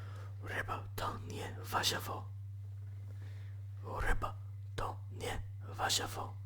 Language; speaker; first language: Polish; non-native, learner; English